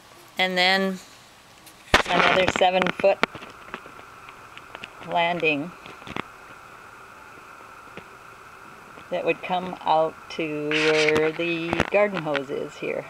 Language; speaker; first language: English; native; English